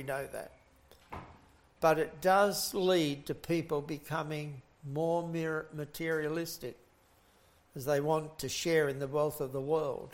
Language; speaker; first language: English; native; English